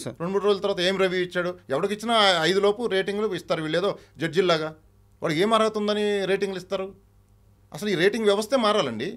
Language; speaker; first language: Telugu; native; Telugu